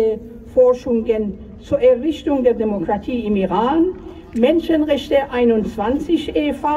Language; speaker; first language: German; non-native, fluent; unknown